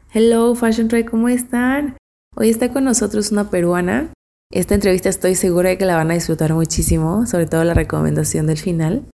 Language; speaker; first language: Spanish; native; Spanish